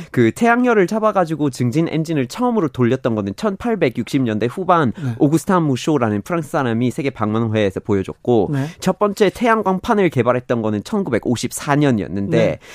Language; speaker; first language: Korean; non-native, fluent; English